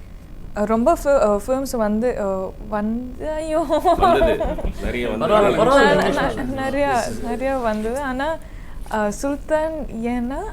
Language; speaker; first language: Tamil; non-native, learner; Kannada